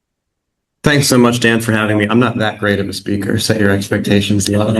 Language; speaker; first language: English; native; English